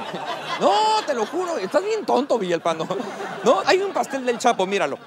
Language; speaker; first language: Spanish; native; Spanish